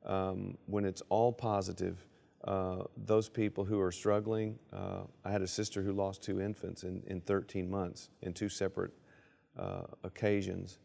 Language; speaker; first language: English; native; English